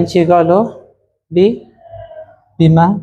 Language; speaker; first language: Arabic; non-native, fluent; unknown